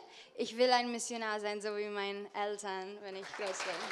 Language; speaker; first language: German; non-native, learner; English